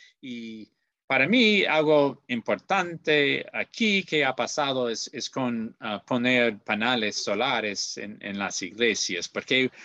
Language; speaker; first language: Spanish; non-native, learner; English